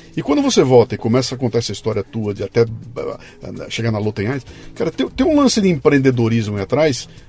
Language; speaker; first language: Portuguese; native; Portuguese